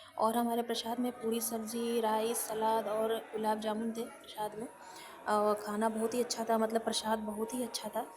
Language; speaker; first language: Hindi; native; Hindi